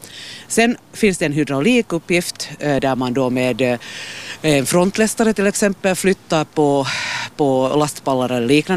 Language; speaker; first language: Swedish; native; Swedish